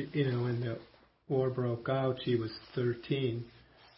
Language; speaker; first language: English; non-native, fluent; German